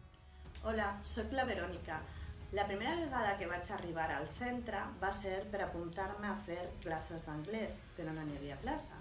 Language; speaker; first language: Catalan; non-native, local second language; Spanish